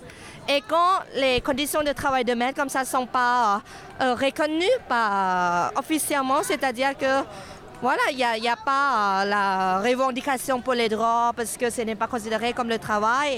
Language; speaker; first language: French; non-native, fluent; Thai